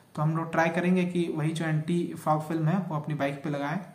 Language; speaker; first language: Hindi; native; Hindi